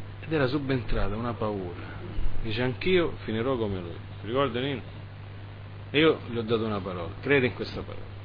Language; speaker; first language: Italian; early bilingual, heritage; Italian